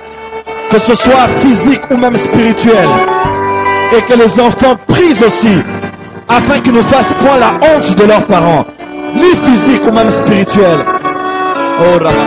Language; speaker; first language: French; non-native, local second language; Lingala